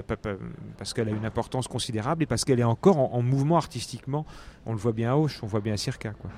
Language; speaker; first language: French; native; French